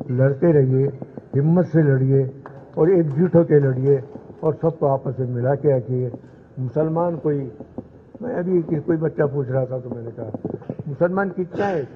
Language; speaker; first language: Urdu; native; Urdu